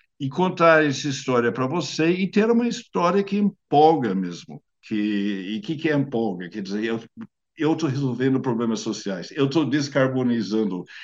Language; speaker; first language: Portuguese; non-native, fluent; English